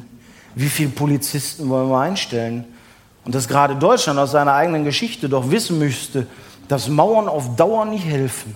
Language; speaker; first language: German; native; German